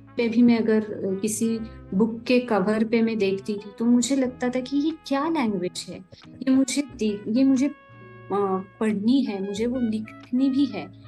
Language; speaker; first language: Hindi; non-native, local second language; Marathi